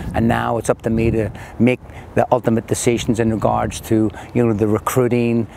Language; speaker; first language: English; native; English